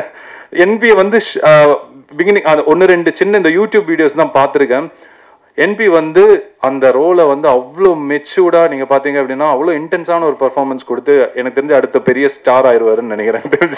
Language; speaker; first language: Tamil; native; Tamil